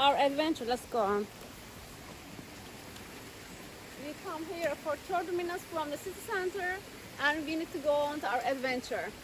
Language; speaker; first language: English; non-native, learner; Turkish